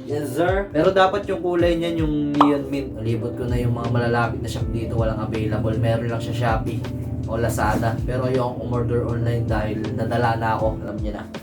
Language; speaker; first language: Filipino; native; Filipino